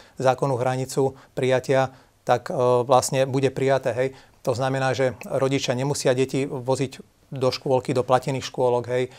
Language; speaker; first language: Slovak; native; Slovak